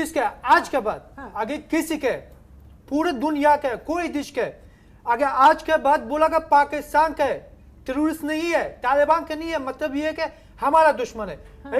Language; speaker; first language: Hindi; non-native, learner; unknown